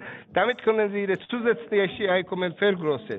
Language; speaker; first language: German; non-native, learner; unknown